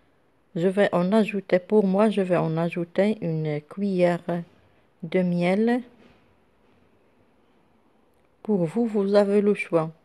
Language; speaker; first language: French; non-native, local second language; Arabic